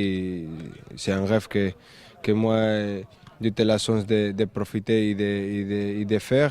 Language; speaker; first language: French; non-native, fluent; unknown